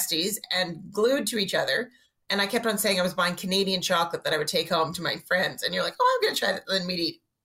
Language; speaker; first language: English; native; English